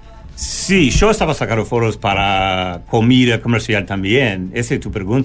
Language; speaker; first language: Spanish; non-native, learner; English